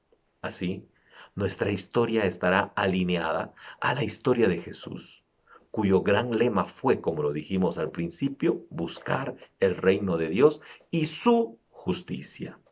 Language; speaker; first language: Spanish; native; Spanish